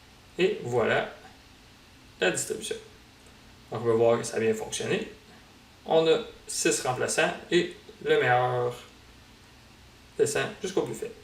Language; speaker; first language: French; native; French